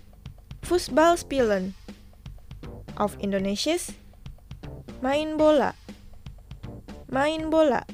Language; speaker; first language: German; non-native, fluent; Indonesian